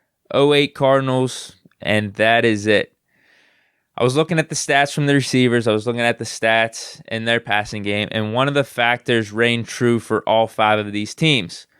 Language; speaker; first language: English; native; English